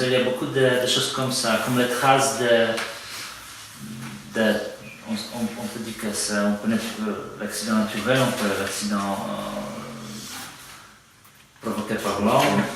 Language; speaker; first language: French; non-native, fluent; Polish